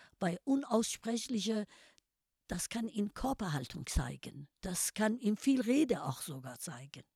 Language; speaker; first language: German; non-native, fluent; Persian